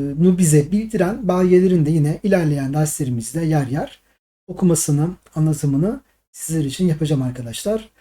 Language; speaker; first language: Turkish; native; Turkish